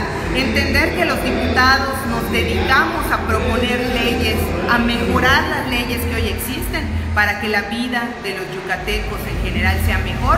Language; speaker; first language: Spanish; native; Spanish